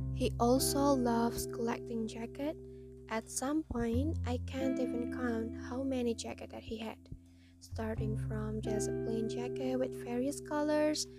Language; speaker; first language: English; non-native, fluent; Indonesian